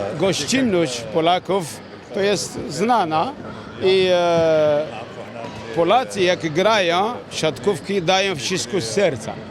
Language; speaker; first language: Polish; non-native, learner; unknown